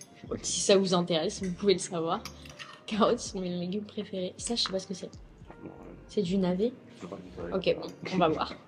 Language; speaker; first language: French; native; French